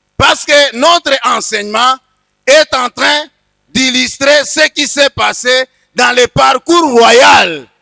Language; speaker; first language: French; non-native, local second language; Swahili